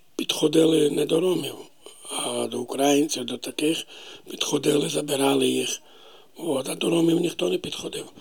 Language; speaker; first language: Ukrainian; non-native, local second language; Romany